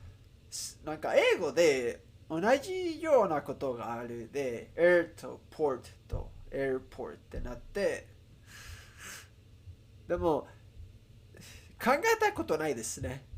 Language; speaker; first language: Japanese; non-native, learner; Spanish